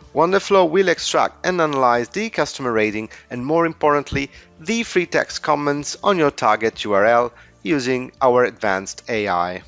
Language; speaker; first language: English; non-native, fluent; Italian